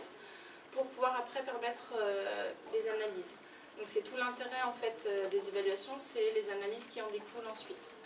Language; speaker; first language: French; native; French